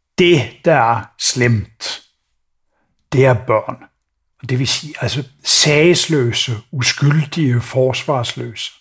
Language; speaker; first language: Danish; native; Danish